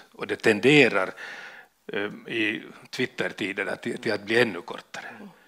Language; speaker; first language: Swedish; native; Swedish